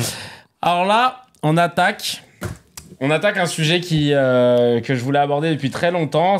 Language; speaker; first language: French; native; French